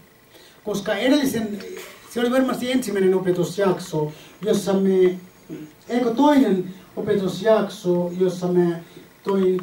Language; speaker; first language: Finnish; non-native, fluent; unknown